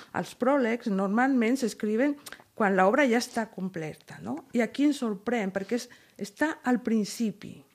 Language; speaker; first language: Catalan; non-native, fluent; Spanish